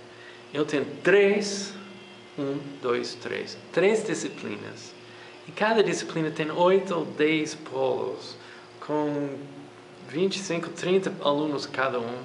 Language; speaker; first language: Portuguese; non-native, fluent; English